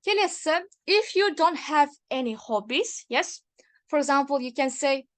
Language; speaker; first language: English; non-native, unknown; Kazakh